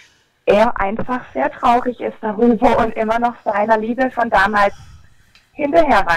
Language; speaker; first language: German; native; German